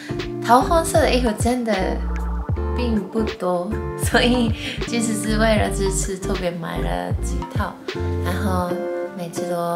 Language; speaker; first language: Chinese; non-native, fluent; Japanese